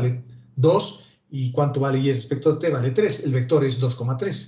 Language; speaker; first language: Spanish; native; Spanish